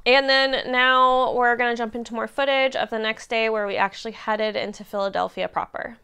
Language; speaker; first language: English; native; English